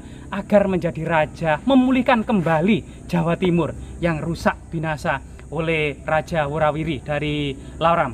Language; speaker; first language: Indonesian; native; Indonesian